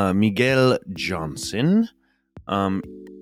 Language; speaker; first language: Spanish; non-native, learner; English